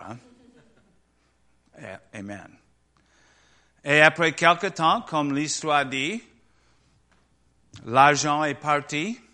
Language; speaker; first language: French; non-native, learner; English